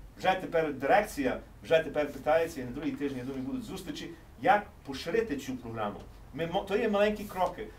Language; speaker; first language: Ukrainian; early bilingual, heritage; English